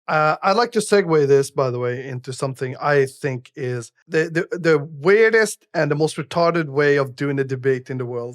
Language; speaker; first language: English; native; English